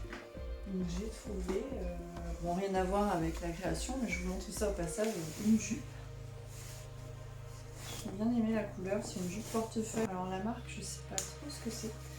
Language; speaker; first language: French; native; French